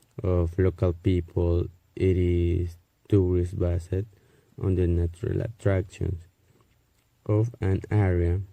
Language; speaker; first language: English; non-native, learner; Spanish